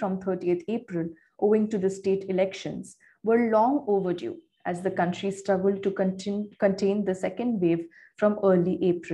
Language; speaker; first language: English; non-native, local second language; Bangla